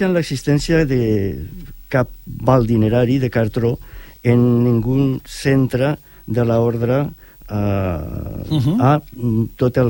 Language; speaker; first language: Catalan; native; Catalan